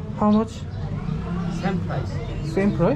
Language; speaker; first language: English; non-native, learner; Korean